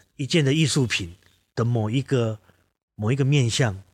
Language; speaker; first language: Chinese; native; Chinese